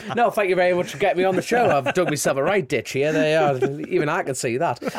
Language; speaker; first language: English; native; English